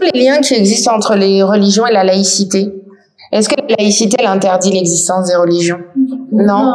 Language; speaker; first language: French; native; French